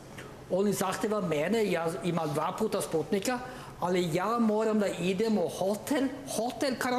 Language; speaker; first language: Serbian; non-native, learner; Norwegian